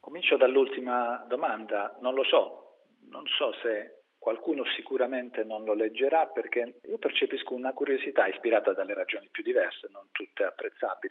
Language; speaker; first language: Italian; native; Italian